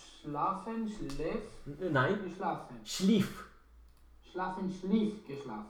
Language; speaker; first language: German; non-native, learner; Romanian